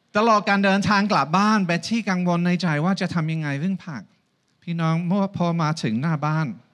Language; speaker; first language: Thai; non-native, fluent; English